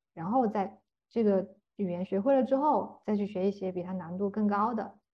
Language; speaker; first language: Chinese; native; Chinese